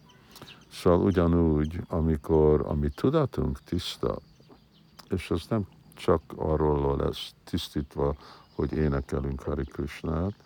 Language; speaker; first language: Hungarian; early bilingual, heritage; Hungarian